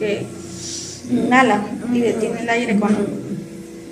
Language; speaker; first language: Spanish; native; Spanish